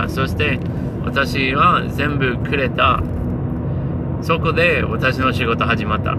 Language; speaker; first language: Japanese; non-native, learner; English